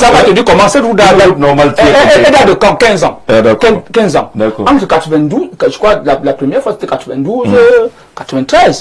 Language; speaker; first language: French; native; French